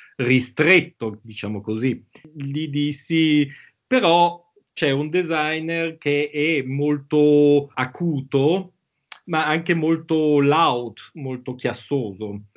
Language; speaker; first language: Italian; native; Italian